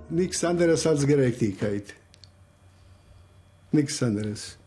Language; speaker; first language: German; non-native, learner; Croatian